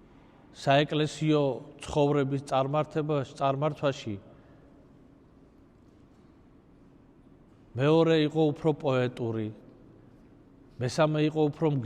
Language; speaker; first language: Georgian; native; Georgian